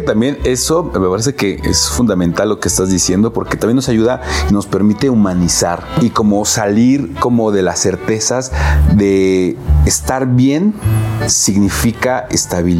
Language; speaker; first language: Spanish; native; Spanish